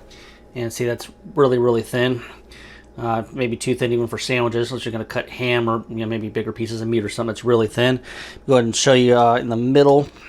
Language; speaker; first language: English; native; English